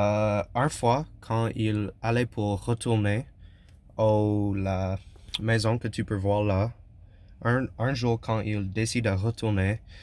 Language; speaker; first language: French; non-native, learner; English